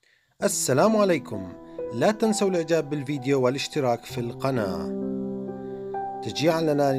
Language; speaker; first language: Arabic; native; Arabic